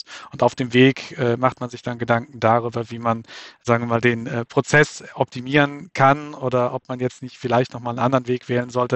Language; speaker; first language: German; native; German